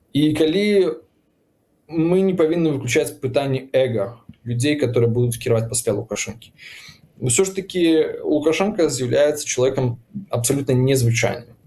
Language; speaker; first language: Belarusian; non-native, local second language; Russian